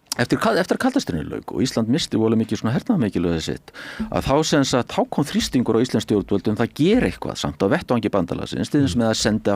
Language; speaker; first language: Icelandic; native; Icelandic